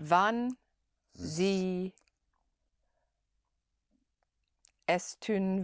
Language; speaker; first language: German; non-native, learner; English